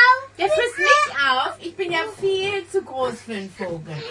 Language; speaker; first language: German; native; German